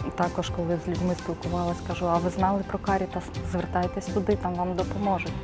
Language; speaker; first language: Ukrainian; native; Ukrainian